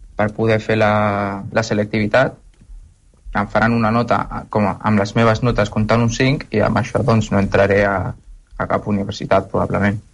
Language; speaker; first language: Catalan; early bilingual, heritage; Spanish